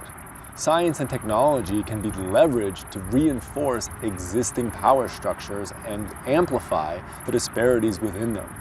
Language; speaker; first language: English; native; English